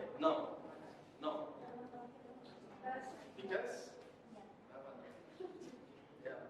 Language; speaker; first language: English; non-native, learner; Indonesian